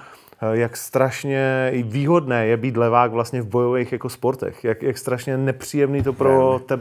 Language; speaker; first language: Czech; native; Czech